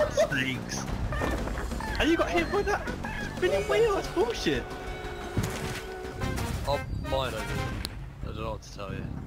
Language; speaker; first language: English; native; English